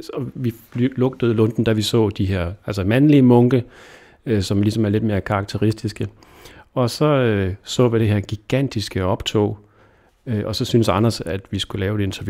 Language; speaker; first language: Danish; native; Danish